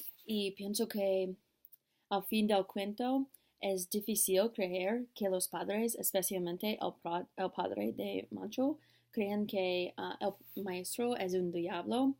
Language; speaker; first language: Spanish; non-native, learner; English